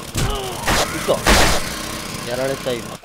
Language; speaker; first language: Japanese; native; Japanese